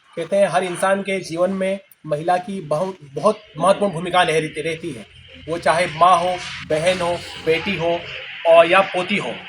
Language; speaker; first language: Hindi; non-native, local second language; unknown